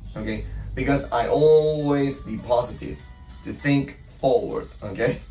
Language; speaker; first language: English; non-native, local second language; Cantonese